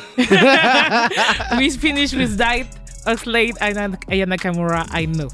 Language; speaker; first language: English; non-native, learner; French